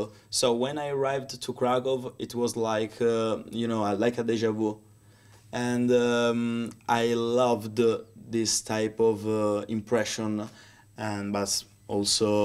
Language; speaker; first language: English; non-native, learner; Italian